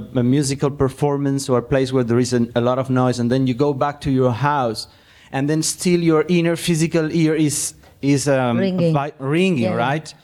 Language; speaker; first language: English; non-native, fluent; Spanish